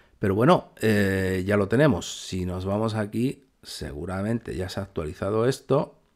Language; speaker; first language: Spanish; native; Spanish